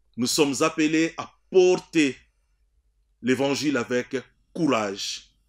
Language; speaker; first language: French; non-native, local second language; Swahili